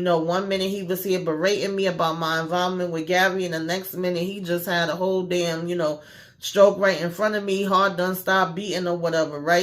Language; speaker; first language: English; native; English